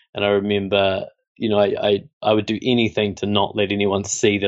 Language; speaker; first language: English; native; English